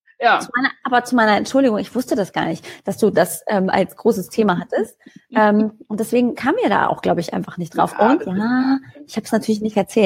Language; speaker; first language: German; native; German